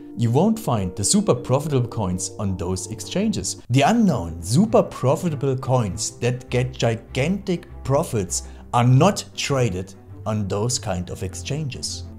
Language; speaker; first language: English; non-native, fluent; German